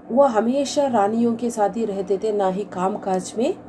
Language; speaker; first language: Hindi; non-native, local second language; Kannada